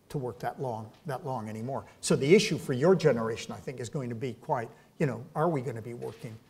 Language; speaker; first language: English; native; English